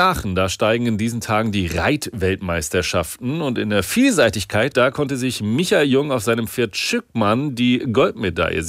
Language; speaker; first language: German; native; German